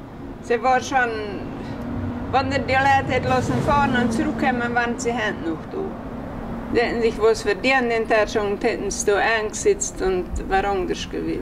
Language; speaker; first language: German; early bilingual, heritage; German